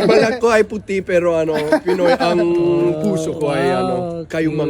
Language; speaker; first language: Filipino; non-native, fluent; English